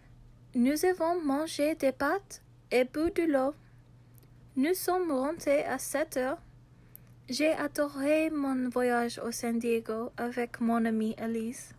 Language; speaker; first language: French; non-native, learner; English